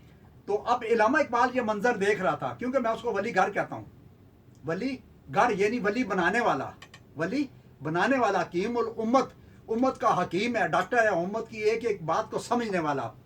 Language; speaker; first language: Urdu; non-native, local second language; Punjabi